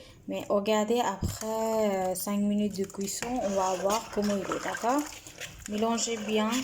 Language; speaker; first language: French; non-native, learner; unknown